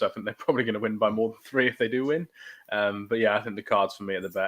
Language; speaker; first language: English; native; English